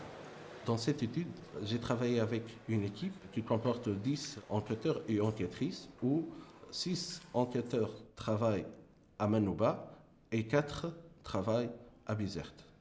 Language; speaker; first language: French; non-native, local second language; Arabic